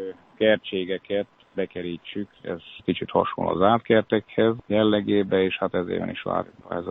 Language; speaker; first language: Hungarian; native; Hungarian